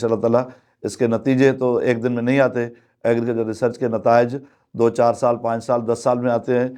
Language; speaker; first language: Urdu; non-native, local second language; Sindhi